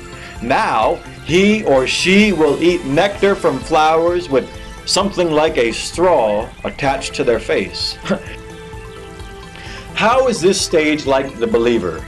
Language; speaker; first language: English; native; English